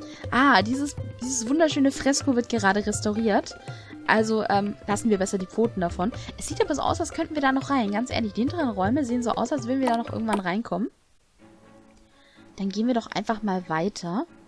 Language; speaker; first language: German; native; German